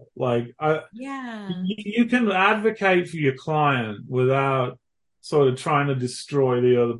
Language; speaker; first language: English; native; English